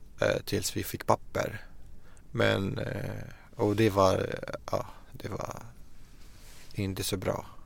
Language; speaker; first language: Swedish; non-native, fluent; Arabic